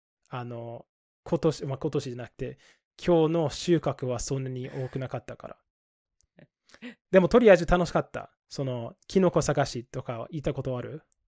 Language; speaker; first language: Japanese; non-native, fluent; English